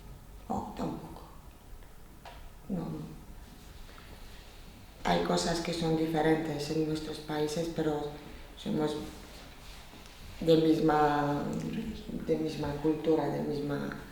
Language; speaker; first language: Spanish; non-native, fluent; Polish